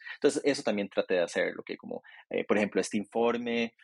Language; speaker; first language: Spanish; native; Spanish